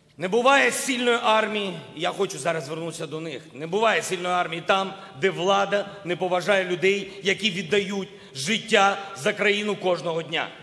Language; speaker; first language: Ukrainian; non-native, local second language; Russian